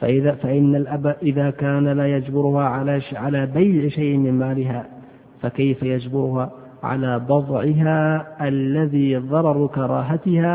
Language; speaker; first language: Arabic; native; Arabic